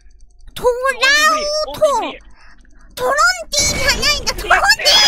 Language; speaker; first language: Japanese; non-native, fluent; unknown